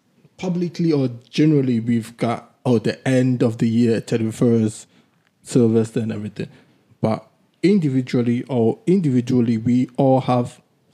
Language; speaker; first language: English; non-native, local second language; Akan